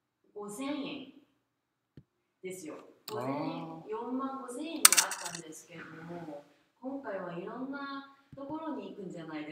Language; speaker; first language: Japanese; non-native, fluent; Korean